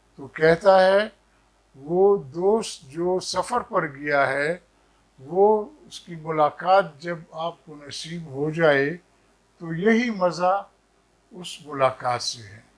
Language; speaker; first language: Urdu; non-native, local second language; Pashto